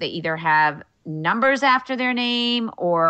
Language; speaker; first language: English; native; English